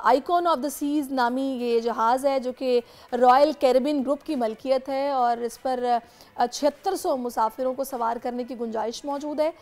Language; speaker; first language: Urdu; native; Urdu